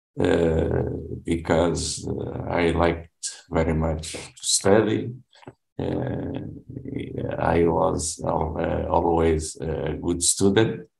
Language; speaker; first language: English; non-native, learner; Portuguese